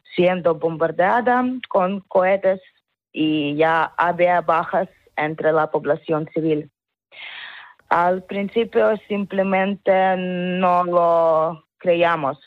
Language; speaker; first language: Spanish; non-native, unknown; Ukrainian